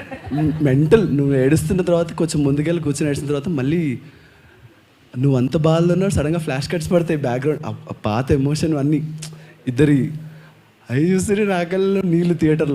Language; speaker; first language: Telugu; native; Telugu